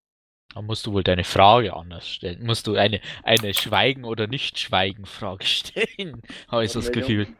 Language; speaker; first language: German; native; German